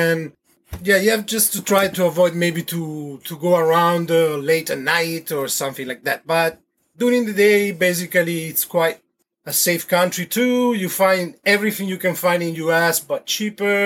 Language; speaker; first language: English; non-native, fluent; Italian